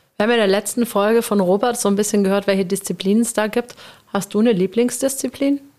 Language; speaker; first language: German; native; German